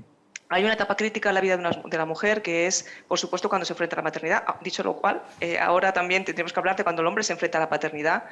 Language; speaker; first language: Spanish; native; Spanish